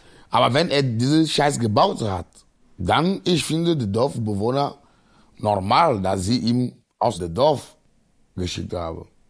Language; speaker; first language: German; non-native, fluent; Ewe